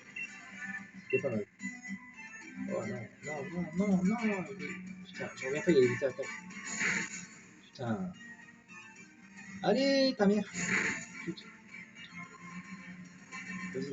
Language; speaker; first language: French; native; French